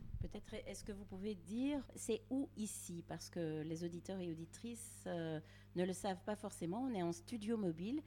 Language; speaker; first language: French; native; French